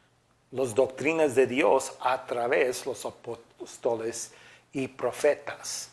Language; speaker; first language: Spanish; non-native, fluent; English